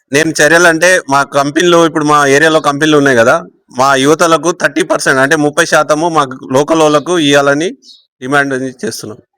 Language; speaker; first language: Telugu; non-native, local second language; Lambadi